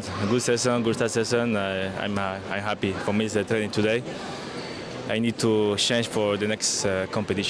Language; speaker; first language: English; non-native, learner; French